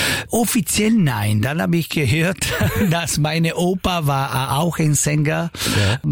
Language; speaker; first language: German; non-native, local second language; Italian